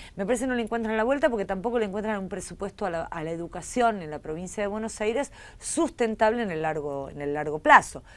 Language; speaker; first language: Spanish; native; Spanish